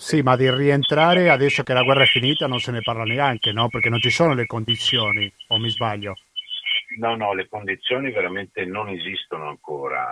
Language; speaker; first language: Italian; non-native, fluent; Spanish